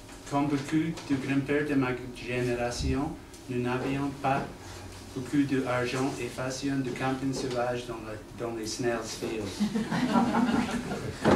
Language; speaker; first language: French; non-native, learner; English